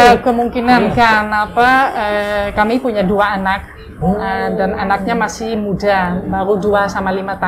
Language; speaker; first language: Indonesian; non-native, fluent; Dutch